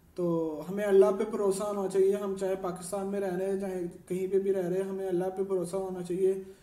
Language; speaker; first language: Urdu; non-native, local second language; Punjabi